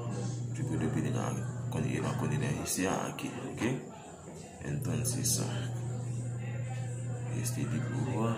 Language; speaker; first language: Spanish; non-native, learner; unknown